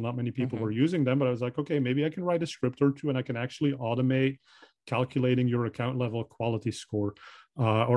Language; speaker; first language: English; non-native, fluent; Dutch